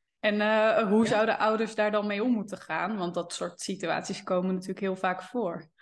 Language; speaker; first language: Dutch; native; Dutch